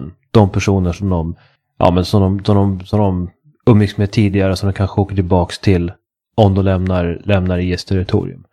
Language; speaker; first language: Swedish; native; Swedish